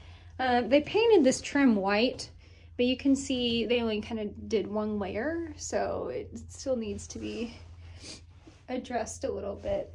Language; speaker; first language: English; native; English